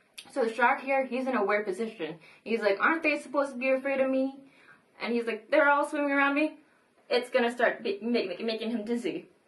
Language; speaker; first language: English; early bilingual, other home language; Vietnamese